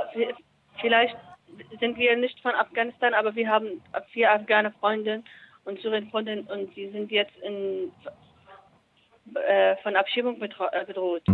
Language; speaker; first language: German; non-native, learner; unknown